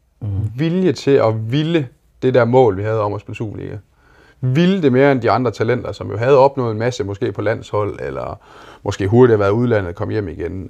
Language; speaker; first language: Danish; native; Danish